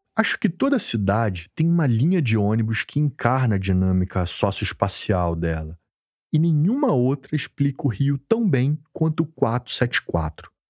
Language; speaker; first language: Portuguese; native; Portuguese